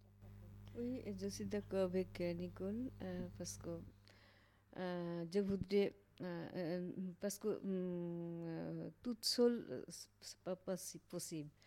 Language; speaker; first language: French; non-native, learner; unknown